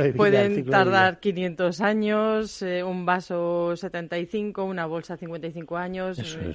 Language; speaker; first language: Spanish; non-native, fluent; German